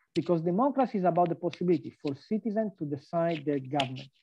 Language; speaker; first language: English; non-native, fluent; Italian